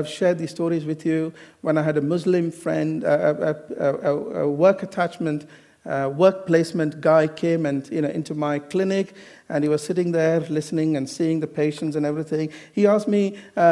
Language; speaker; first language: English; non-native, local second language; Malayalam